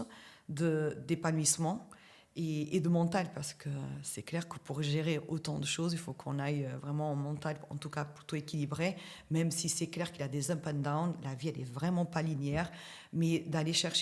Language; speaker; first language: French; native; French